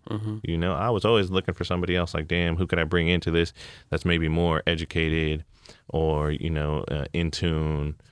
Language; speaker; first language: English; native; English